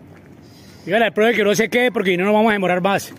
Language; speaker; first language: Spanish; native; Spanish